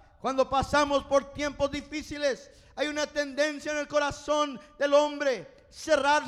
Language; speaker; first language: Spanish; non-native, fluent; English